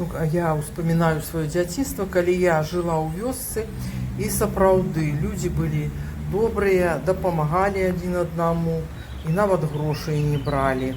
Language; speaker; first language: Belarusian; native; Belarusian